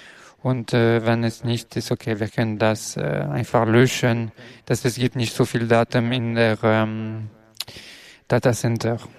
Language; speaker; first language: German; non-native, learner; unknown